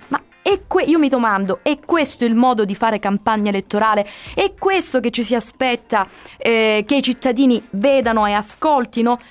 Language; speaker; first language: Italian; native; Italian